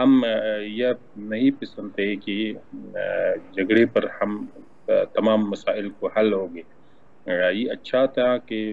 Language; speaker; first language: Hindi; non-native, learner; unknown